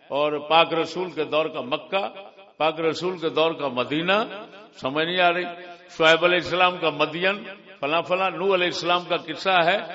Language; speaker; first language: Urdu; non-native, local second language; Punjabi